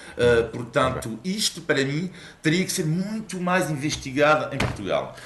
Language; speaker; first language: Portuguese; non-native, fluent; French